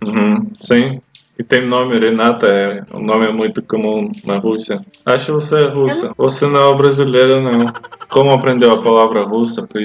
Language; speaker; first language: Portuguese; non-native, fluent; Russian